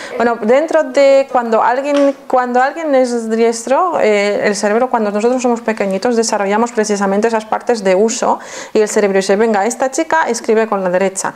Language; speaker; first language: Spanish; non-native, fluent; Polish